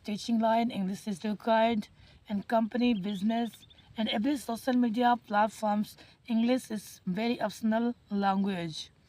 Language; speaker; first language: English; non-native, learner; Hindi